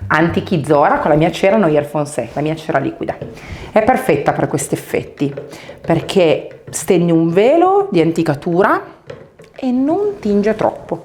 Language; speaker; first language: Italian; native; Italian